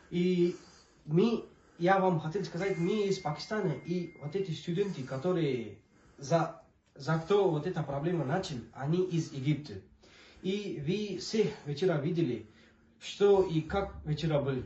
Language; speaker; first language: Russian; non-native, learner; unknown